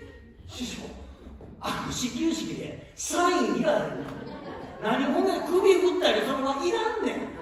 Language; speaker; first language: Japanese; native; Japanese